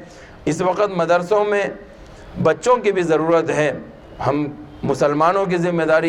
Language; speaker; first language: Urdu; native; Urdu